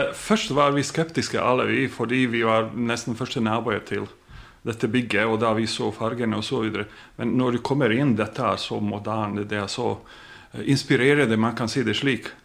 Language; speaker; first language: Norwegian; non-native, fluent; Bosnian